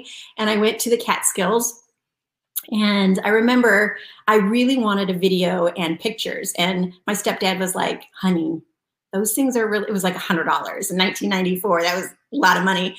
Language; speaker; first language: English; native; English